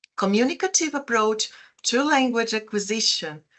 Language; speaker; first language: English; non-native, fluent; Portuguese